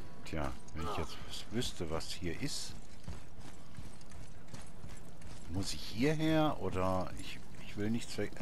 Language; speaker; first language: German; native; German